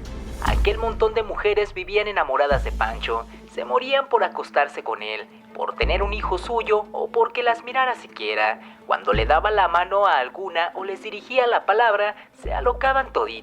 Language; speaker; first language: Spanish; native; Spanish